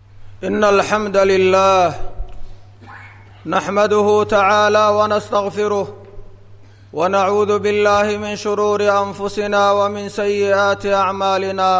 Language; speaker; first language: Arabic; non-native, fluent; Somali